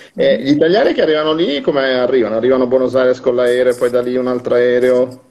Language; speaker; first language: Italian; non-native, fluent; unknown